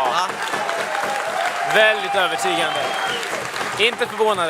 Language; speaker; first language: Swedish; native; Swedish